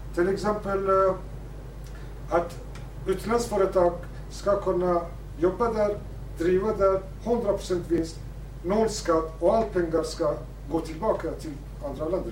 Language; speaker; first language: Swedish; non-native, fluent; Kurdish